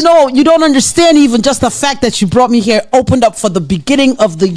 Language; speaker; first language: English; native; English